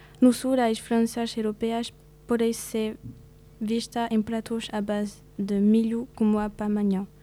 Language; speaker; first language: Portuguese; non-native, learner; French